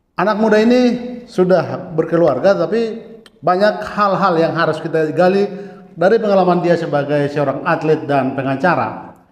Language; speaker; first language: Indonesian; native; Indonesian